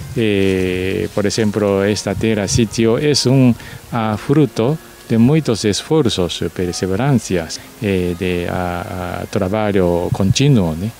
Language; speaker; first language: Portuguese; non-native, learner; Japanese